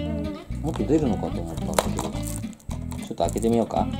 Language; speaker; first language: Japanese; native; Japanese